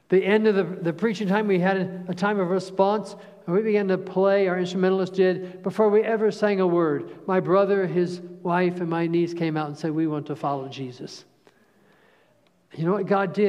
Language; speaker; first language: English; native; English